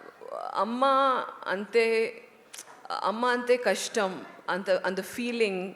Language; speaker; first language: Telugu; non-native, learner; Tamil